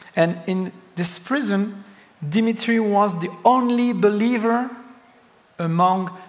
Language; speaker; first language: English; non-native, fluent; French